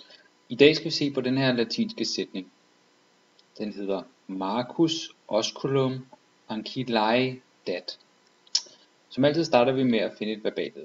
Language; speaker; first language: Danish; native; Danish